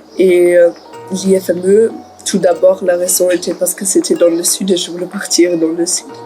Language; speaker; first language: French; non-native, learner; German